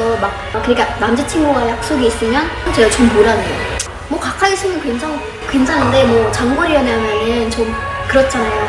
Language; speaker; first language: Korean; non-native, fluent; Indonesian